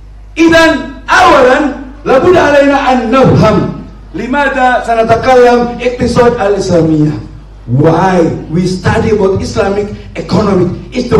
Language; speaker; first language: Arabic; non-native, learner; Malay